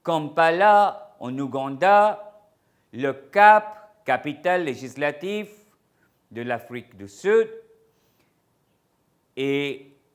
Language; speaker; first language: French; non-native, fluent; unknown